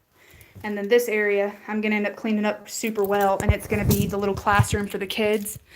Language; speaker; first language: English; native; English